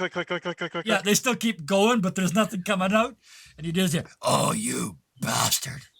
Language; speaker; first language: English; native; English